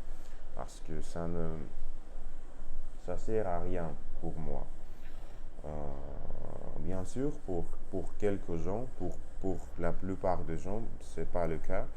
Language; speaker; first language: French; non-native, learner; Russian